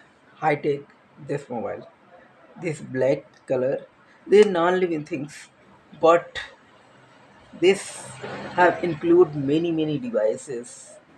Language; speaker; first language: English; non-native, learner; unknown